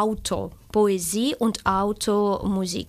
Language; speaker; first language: German; non-native, fluent; Ukrainian